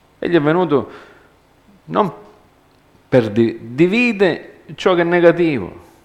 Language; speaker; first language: Italian; early bilingual, heritage; Italian